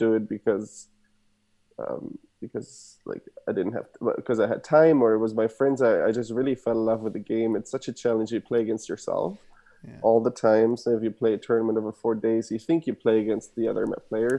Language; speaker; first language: English; non-native, fluent; German